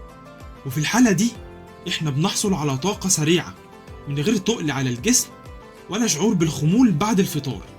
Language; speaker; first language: Arabic; native; Arabic